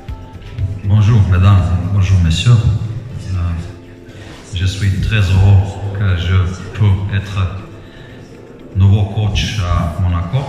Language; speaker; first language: French; non-native, learner; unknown